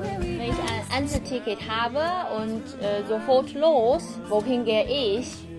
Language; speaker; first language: German; non-native, learner; Chinese